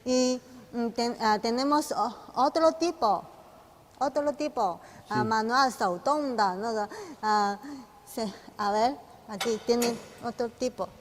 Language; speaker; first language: Spanish; non-native, learner; Chinese